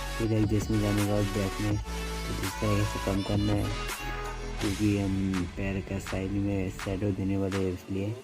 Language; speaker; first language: Hindi; non-native, local second language; Bangla